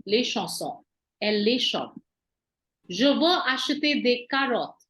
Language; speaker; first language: French; non-native, fluent; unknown